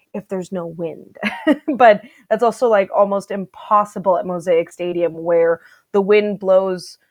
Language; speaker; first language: English; native; English